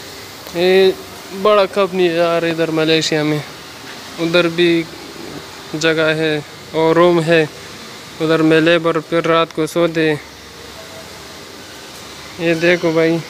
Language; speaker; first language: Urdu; non-native, local second language; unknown